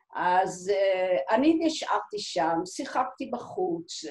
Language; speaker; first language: Hebrew; non-native, fluent; Dutch